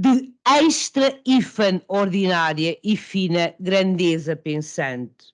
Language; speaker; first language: Portuguese; native; Portuguese